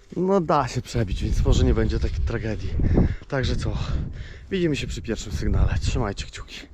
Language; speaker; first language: Polish; native; Polish